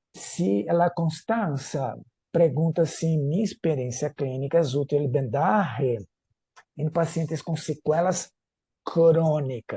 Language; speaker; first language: Spanish; non-native, fluent; Portuguese